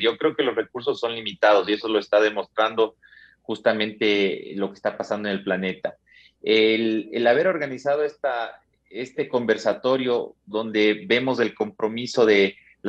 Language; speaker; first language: Spanish; native; Spanish